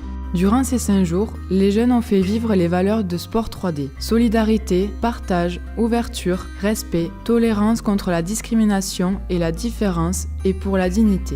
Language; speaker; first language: French; native; French